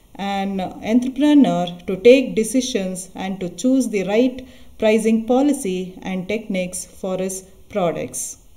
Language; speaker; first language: English; non-native, local second language; Kannada